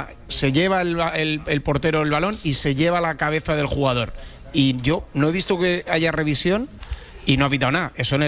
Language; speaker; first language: Spanish; native; Spanish